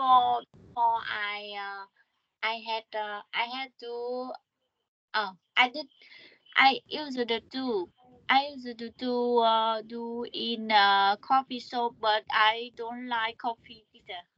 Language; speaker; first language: English; non-native, learner; Vietnamese